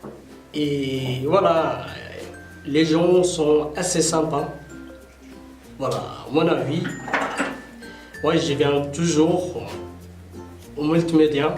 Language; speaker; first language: French; non-native, fluent; Tigrinya